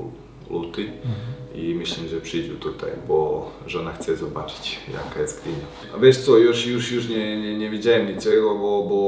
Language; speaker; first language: Polish; non-native, learner; Croatian